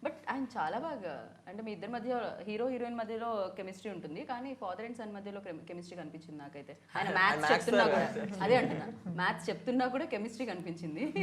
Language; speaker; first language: Telugu; native; Telugu